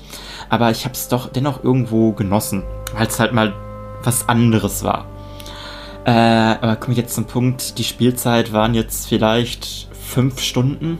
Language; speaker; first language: German; native; German